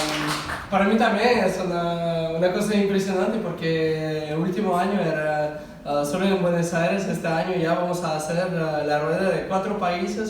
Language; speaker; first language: Spanish; non-native, fluent; Russian